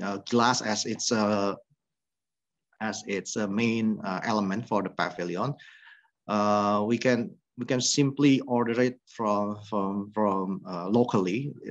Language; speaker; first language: English; non-native, fluent; Indonesian